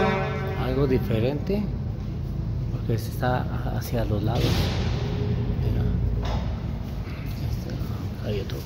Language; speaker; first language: Spanish; native; Spanish